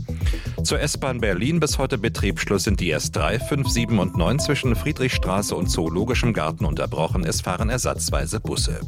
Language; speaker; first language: German; native; German